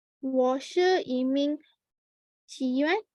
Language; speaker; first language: Chinese; non-native, learner; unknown